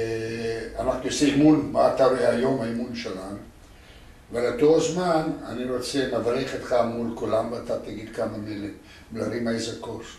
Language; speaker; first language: Hebrew; non-native, learner; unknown